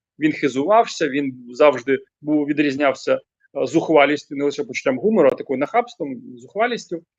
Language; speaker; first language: Ukrainian; non-native, local second language; Russian